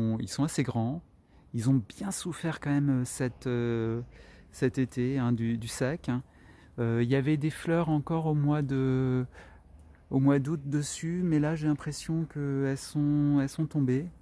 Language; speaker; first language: French; native; French